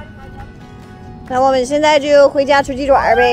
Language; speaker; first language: Chinese; native; Chinese